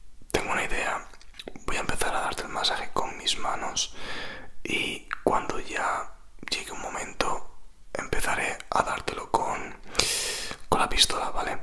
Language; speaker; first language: Spanish; native; Spanish